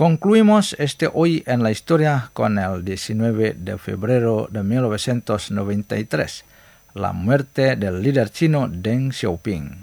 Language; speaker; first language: Spanish; non-native, fluent; Indonesian